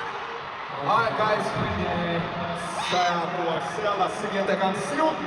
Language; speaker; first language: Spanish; non-native, learner; Korean